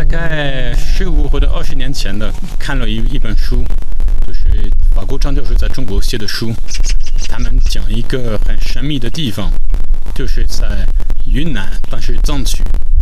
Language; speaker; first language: Chinese; non-native, fluent; French